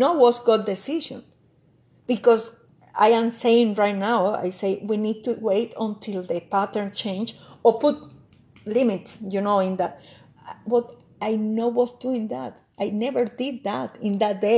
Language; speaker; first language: English; non-native, learner; Spanish